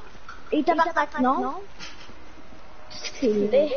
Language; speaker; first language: French; native; French